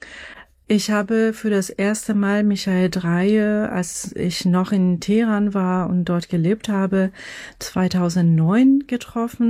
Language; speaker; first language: German; non-native, fluent; Persian